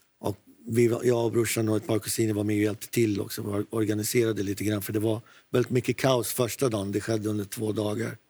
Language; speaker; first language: Swedish; non-native, fluent; Arabic